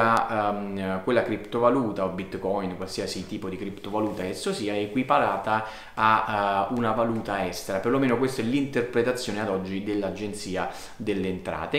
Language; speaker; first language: Italian; native; Italian